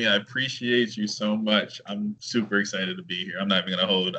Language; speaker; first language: English; native; English